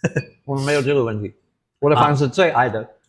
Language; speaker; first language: Chinese; non-native, fluent; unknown